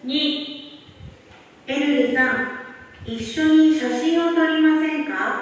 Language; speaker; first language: Japanese; non-native, learner; Indonesian